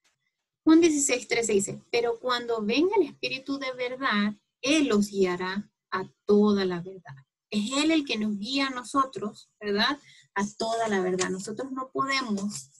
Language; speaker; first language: Spanish; native; Spanish